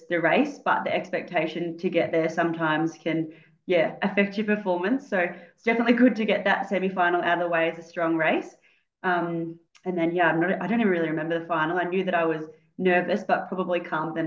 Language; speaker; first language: English; native; English